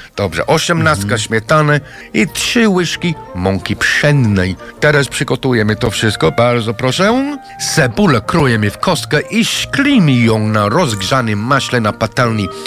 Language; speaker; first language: Polish; non-native, fluent; English